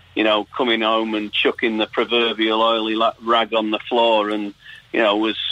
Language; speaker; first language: English; native; English